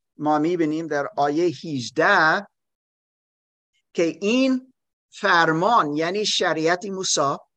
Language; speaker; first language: Persian; non-native, learner; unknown